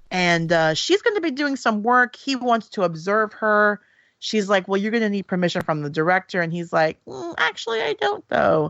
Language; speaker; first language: English; native; English